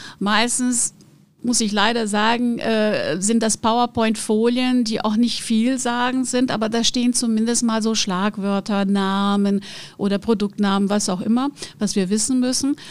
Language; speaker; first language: German; non-native, fluent; Portuguese